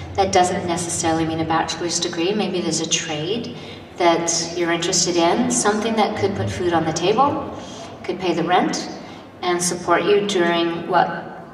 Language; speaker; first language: English; native; English